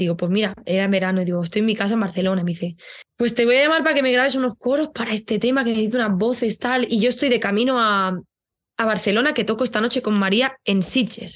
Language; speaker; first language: Spanish; native; Spanish